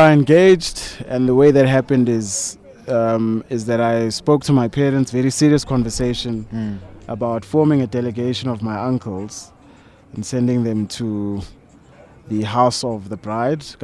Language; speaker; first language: English; non-native, local second language; Zulu